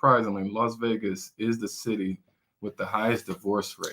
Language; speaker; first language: English; native; English